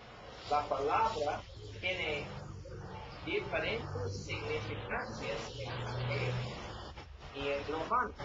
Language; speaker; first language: Spanish; non-native, learner; English